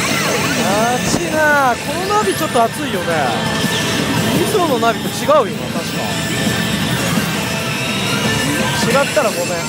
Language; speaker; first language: Japanese; native; Japanese